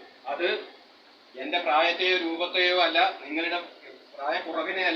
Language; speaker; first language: Malayalam; native; Malayalam